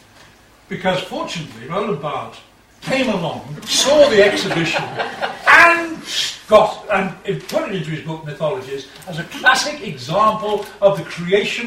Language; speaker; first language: English; native; English